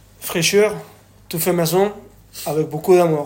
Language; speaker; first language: French; non-native, fluent; Spanish